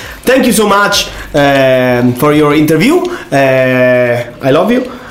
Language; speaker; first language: English; non-native, fluent; Italian